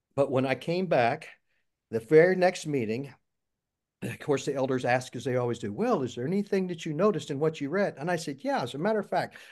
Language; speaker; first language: English; native; English